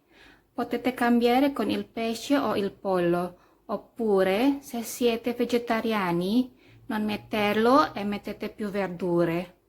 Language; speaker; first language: Italian; non-native, fluent; Indonesian